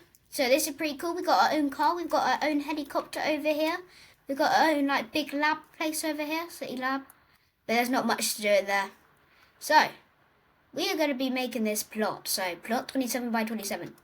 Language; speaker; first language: English; native; English